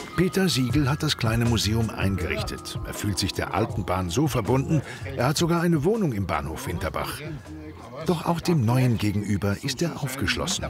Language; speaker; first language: German; native; German